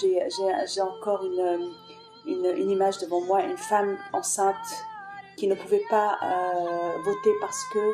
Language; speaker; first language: French; non-native, local second language; Arabic